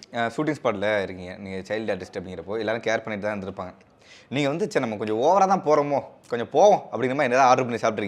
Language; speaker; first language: Tamil; native; Tamil